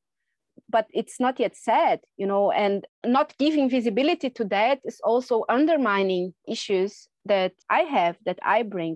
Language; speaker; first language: English; non-native, fluent; Portuguese